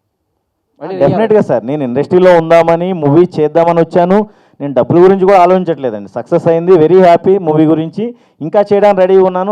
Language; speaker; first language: Telugu; native; Telugu